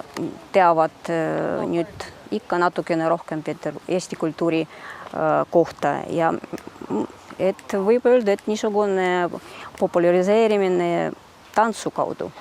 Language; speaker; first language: Estonian; early bilingual, heritage; Russian